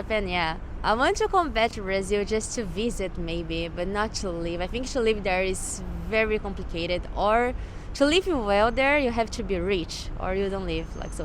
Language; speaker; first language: English; non-native, fluent; Portuguese